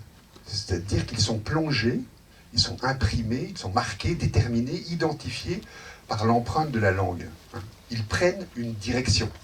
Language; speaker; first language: French; native; French